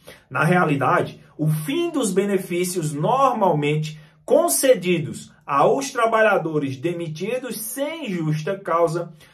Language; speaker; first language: Portuguese; native; Portuguese